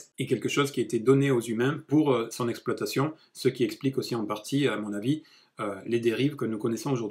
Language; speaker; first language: French; native; French